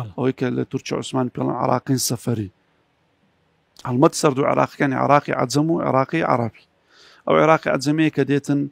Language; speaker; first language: Central Kurdish; native; Central Kurdish